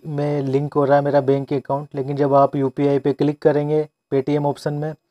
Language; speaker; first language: Hindi; non-native, local second language; Gujarati